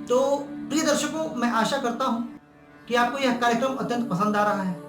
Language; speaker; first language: Hindi; native; Hindi